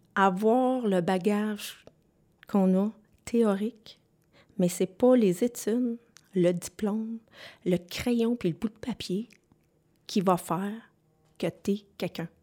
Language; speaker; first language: French; native; French